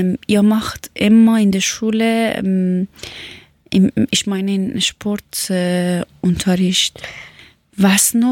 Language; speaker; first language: German; non-native, learner; Persian